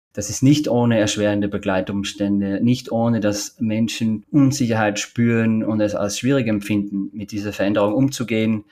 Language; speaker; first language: German; native; German